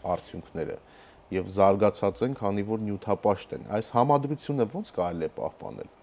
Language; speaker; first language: Armenian; native; Armenian